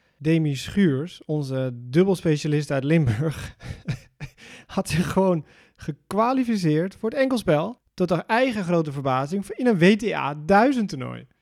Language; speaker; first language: Dutch; native; Dutch